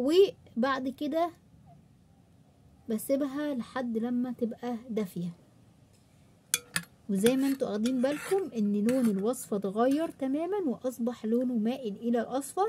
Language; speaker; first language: Arabic; native; Arabic